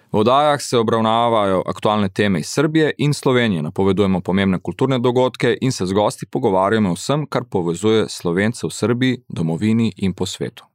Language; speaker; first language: Slovenian; early bilingual, heritage; Slovenian